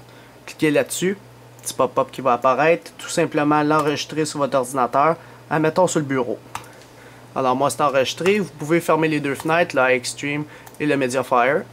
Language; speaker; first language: French; native; French